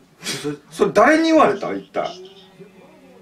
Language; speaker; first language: Japanese; native; Japanese